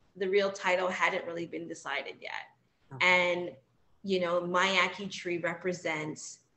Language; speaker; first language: English; native; English